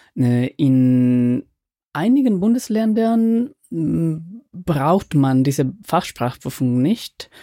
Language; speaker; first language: German; non-native, fluent; Spanish